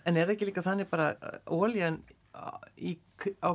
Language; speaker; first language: Icelandic; native; Icelandic